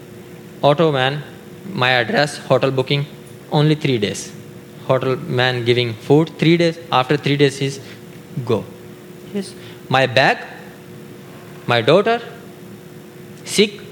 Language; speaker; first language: English; non-native, learner; Urdu